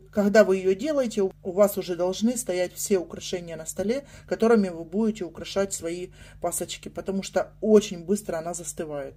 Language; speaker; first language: Russian; native; Russian